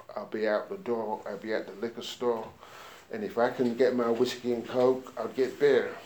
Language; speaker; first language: English; native; English